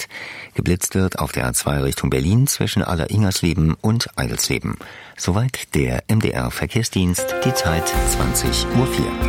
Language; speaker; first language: German; native; German